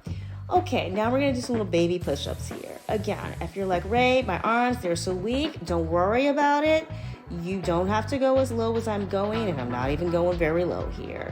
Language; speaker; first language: English; native; English